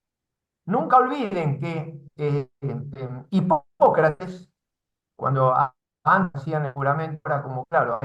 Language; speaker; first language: Spanish; native; Spanish